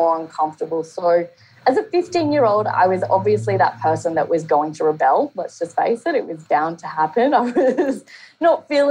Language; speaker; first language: English; native; English